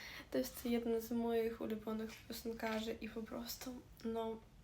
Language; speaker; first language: Polish; non-native, fluent; Russian